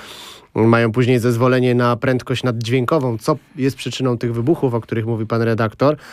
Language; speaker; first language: Polish; native; Polish